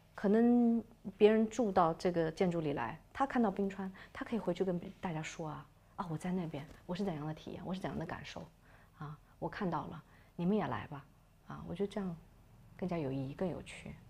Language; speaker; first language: Chinese; native; Chinese